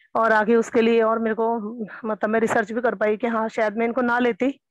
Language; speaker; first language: Hindi; native; Hindi